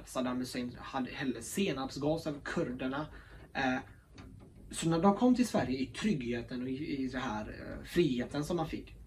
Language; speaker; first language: Swedish; early bilingual, other home language; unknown